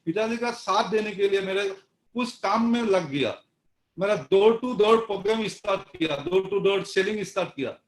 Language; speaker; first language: Hindi; non-native, local second language; Assamese